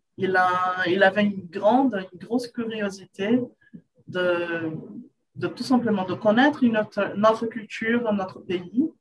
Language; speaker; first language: French; non-native, fluent; Portuguese